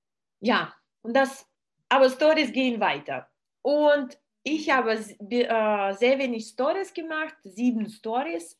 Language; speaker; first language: German; non-native, learner; Russian